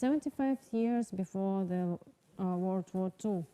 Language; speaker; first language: English; non-native, learner; Russian